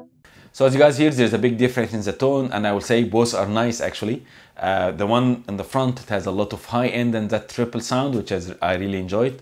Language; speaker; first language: English; non-native, fluent; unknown